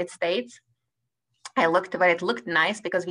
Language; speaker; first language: English; non-native, fluent; Czech